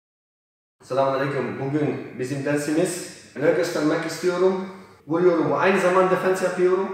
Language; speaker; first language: Turkish; non-native, learner; Polish